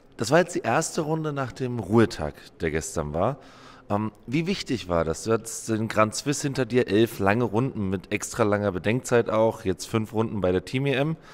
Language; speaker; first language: German; native; German